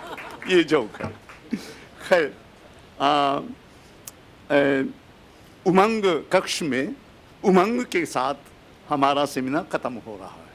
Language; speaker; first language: Hindi; non-native, fluent; Japanese